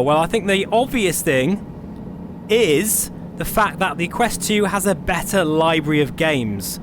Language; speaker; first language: English; native; English